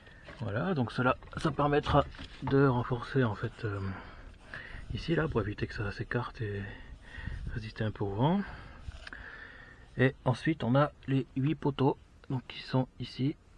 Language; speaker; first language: French; native; French